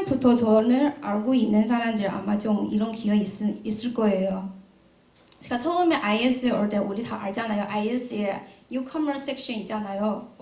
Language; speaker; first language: Korean; non-native, learner; Chinese